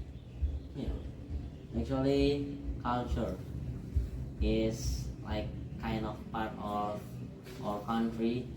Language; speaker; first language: English; non-native, learner; Indonesian